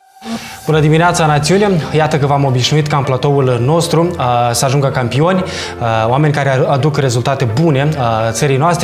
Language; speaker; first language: Romanian; native; Romanian